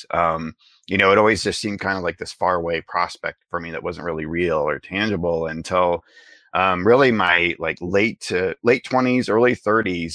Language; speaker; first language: English; native; English